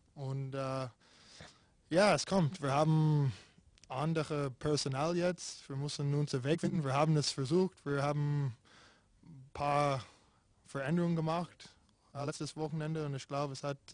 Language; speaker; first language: German; non-native, fluent; English